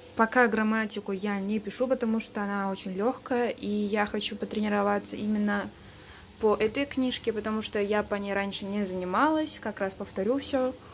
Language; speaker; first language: Russian; non-native, local second language; Uzbek